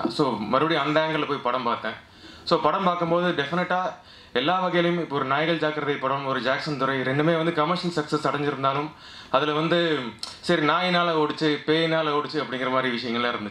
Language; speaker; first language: Tamil; native; Tamil